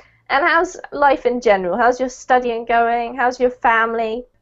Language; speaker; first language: English; native; English